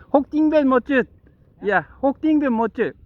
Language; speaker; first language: Vietnamese; non-native, learner; Korean